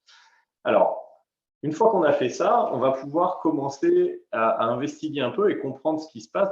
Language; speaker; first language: French; native; French